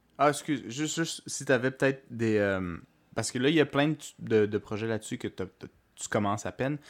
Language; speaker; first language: French; native; French